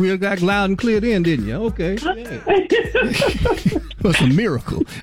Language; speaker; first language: English; native; English